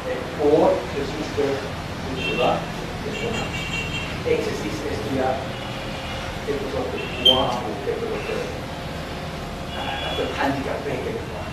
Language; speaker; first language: French; non-native, learner; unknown